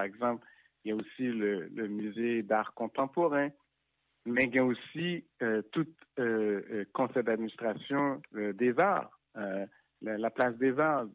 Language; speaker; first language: French; non-native, local second language; Haitian Creole